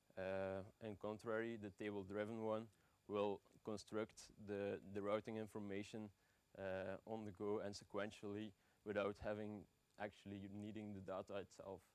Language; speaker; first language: English; non-native, fluent; Dutch